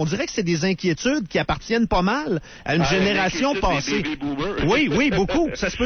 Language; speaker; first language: French; native; French